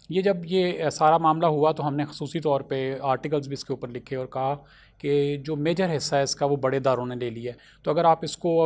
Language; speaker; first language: Urdu; non-native, local second language; Punjabi